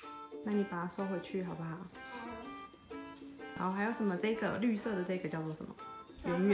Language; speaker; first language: Chinese; native; Chinese